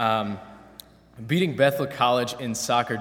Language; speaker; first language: English; native; English